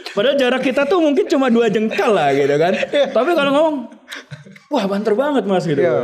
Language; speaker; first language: Indonesian; native; Indonesian